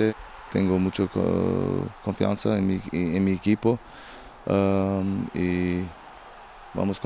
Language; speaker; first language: Spanish; non-native, fluent; German